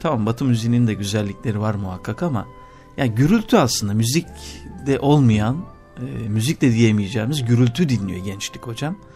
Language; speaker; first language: Turkish; native; Turkish